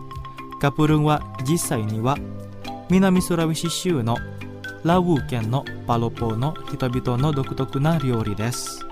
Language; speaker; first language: Japanese; non-native, fluent; Indonesian